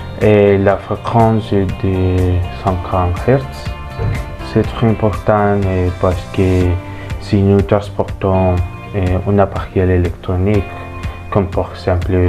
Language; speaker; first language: French; non-native, learner; Spanish